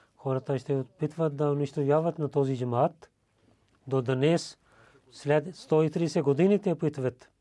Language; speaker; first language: Bulgarian; non-native, learner; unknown